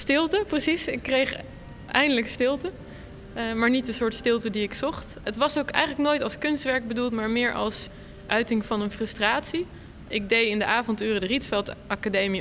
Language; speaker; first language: Dutch; native; Dutch